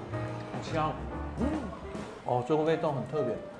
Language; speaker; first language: Chinese; non-native, fluent; Korean